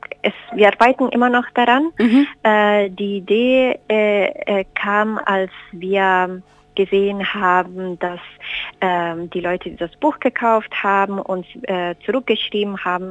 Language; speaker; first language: German; non-native, fluent; Spanish